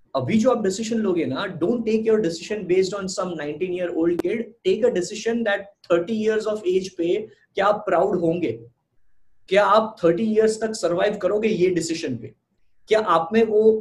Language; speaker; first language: Hindi; native; Hindi